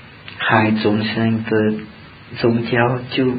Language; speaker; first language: Chinese; non-native, fluent; Czech